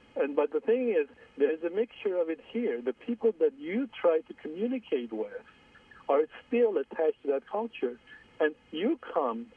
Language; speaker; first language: English; non-native, fluent; Armenian